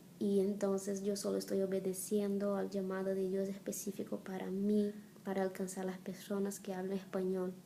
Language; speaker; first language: Spanish; non-native, fluent; Portuguese